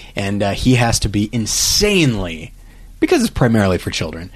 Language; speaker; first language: English; native; English